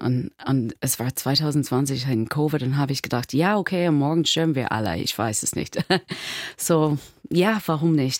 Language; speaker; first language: German; non-native, learner; English